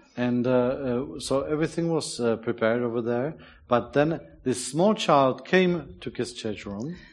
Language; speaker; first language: English; non-native, fluent; Czech